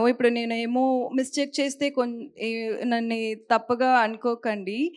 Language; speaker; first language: Telugu; non-native, learner; Tamil